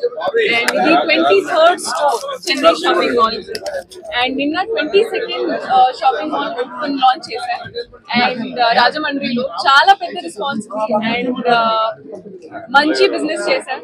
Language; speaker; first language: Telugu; non-native, learner; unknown